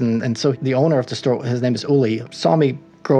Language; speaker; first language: English; non-native, fluent; German